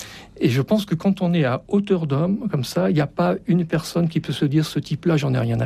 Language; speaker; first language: French; native; French